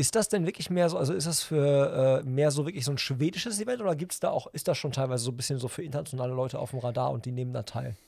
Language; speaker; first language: German; native; German